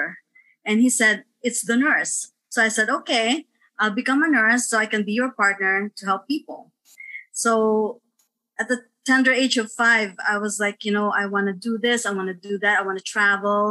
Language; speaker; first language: English; non-native, local second language; Filipino